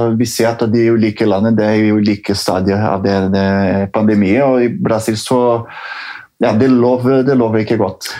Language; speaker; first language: Norwegian; non-native, fluent; Portuguese